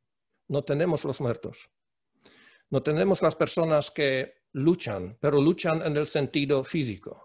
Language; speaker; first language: Spanish; non-native, fluent; Polish